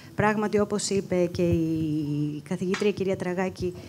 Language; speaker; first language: Greek; native; Greek